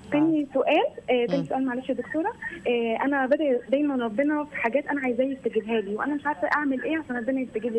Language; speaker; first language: Arabic; native; Arabic